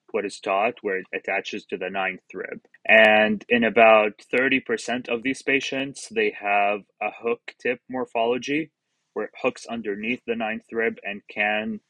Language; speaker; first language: English; non-native, fluent; Arabic